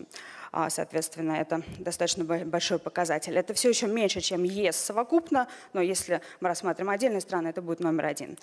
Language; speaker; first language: Russian; native; Russian